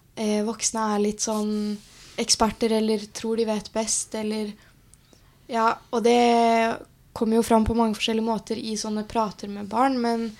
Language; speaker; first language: Norwegian; native; Norwegian